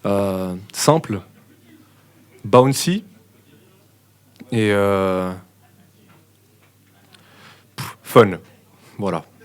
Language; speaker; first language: French; native; French